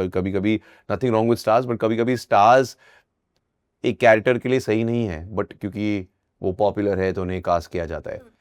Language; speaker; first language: Hindi; native; Hindi